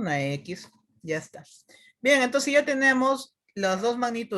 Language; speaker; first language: Spanish; native; Spanish